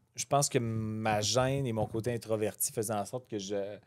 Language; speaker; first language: French; native; French